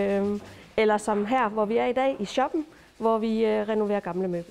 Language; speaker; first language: Danish; native; Danish